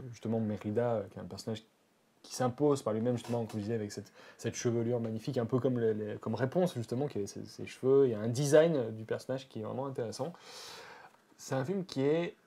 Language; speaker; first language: French; native; French